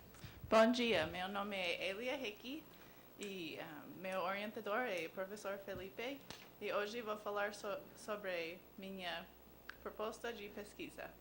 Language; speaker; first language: Portuguese; non-native, learner; English